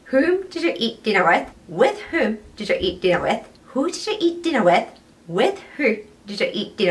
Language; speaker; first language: English; non-native, fluent; Japanese